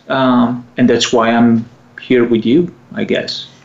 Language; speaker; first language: English; non-native, fluent; Italian